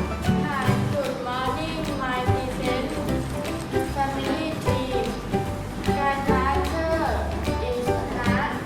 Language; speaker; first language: English; non-native, learner; Thai